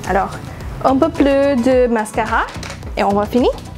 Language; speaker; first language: French; non-native, learner; English